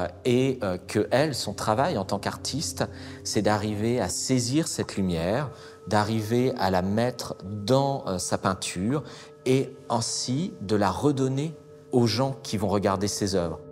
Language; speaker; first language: French; native; French